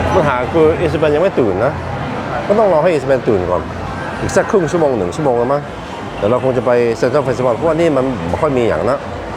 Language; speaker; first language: Thai; non-native, fluent; Norwegian